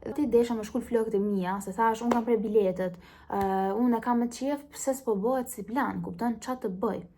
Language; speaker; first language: Albanian; early bilingual, heritage; Albanian